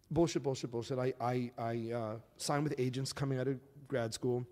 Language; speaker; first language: English; native; English